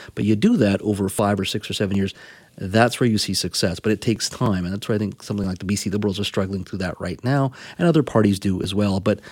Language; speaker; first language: English; native; English